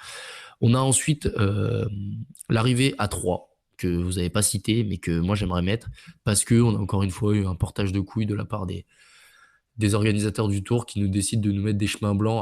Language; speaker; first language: French; native; French